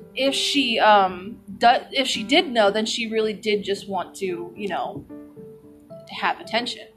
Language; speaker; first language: English; native; English